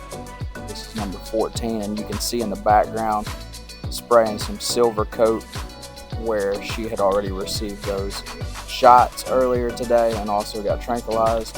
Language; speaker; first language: English; native; English